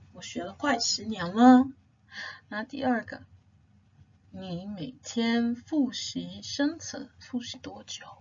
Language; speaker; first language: Chinese; non-native, fluent; English